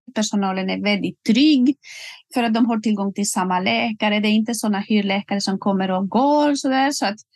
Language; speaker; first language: Swedish; non-native, fluent; Spanish